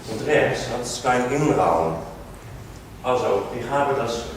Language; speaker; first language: German; non-native, learner; Dutch